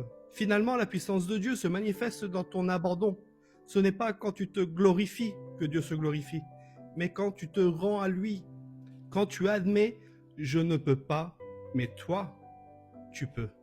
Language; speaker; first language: French; native; French